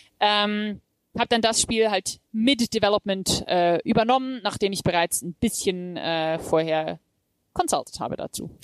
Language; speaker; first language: German; native; German